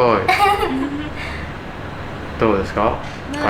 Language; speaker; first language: Japanese; non-native, learner; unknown